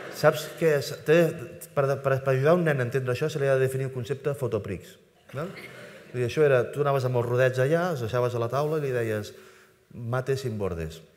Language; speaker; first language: Catalan; native; Catalan